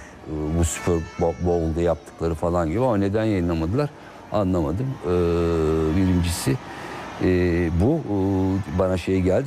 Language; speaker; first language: Turkish; native; Turkish